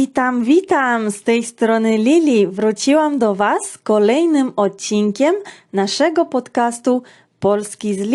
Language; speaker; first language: Polish; non-native, fluent; Georgian